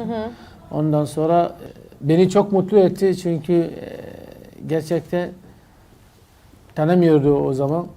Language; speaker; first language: Turkish; non-native, learner; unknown